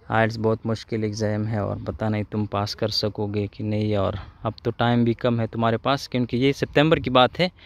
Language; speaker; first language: Urdu; non-native, local second language; Pashto